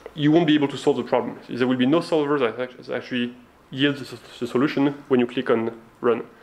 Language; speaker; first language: English; non-native, fluent; French